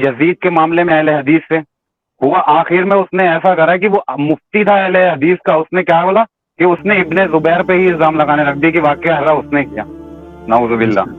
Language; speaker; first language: Urdu; native; Urdu